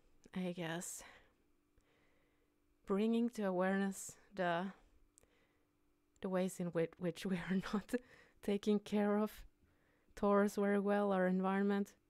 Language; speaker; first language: English; non-native, fluent; Finnish